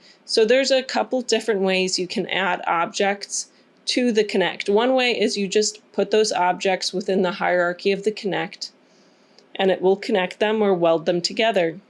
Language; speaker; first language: English; native; English